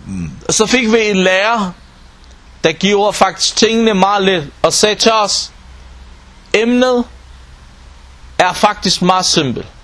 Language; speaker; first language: Danish; non-native, local second language; Arabic